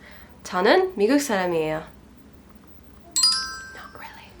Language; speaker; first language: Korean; non-native, learner; English